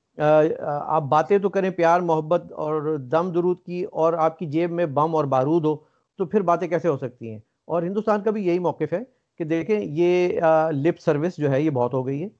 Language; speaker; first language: Urdu; native; Urdu